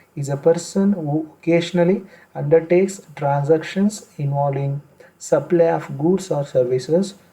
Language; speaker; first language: English; non-native, local second language; Kannada